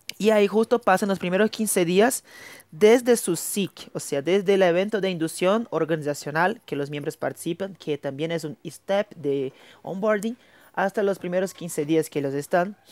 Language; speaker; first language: Spanish; non-native, fluent; Portuguese